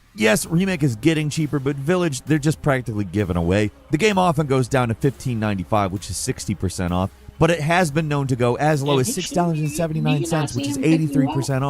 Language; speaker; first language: English; native; English